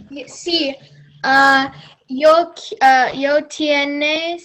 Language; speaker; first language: Spanish; non-native, learner; English